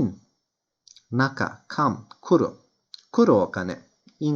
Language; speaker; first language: Japanese; non-native, fluent; Turkish